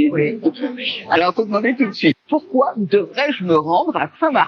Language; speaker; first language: French; native; French